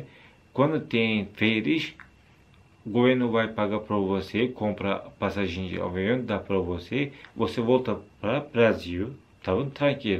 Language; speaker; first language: Portuguese; non-native, learner; Turkish